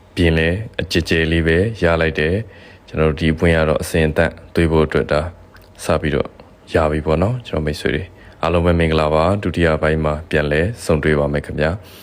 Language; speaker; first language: Burmese; native; Burmese